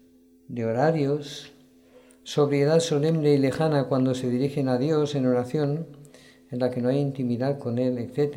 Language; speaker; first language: Spanish; native; Spanish